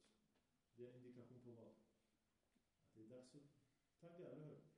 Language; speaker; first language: Swedish; early bilingual, other home language; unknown